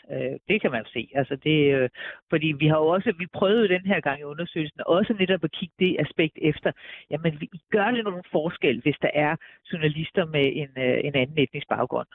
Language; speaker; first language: Danish; native; Danish